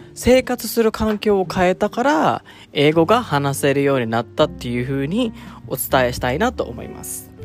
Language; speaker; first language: Japanese; early bilingual, other home language; Filipino